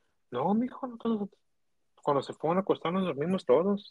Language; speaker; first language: Spanish; early bilingual, heritage; Spanish